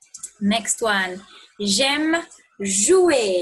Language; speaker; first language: French; non-native, fluent; English